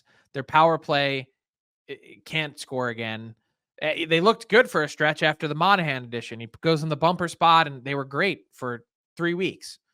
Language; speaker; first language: English; native; English